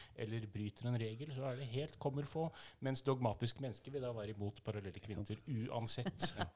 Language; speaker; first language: Norwegian; native; Norwegian